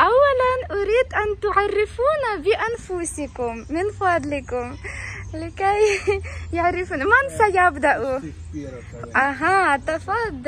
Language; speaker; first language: Arabic; non-native, fluent; Ukrainian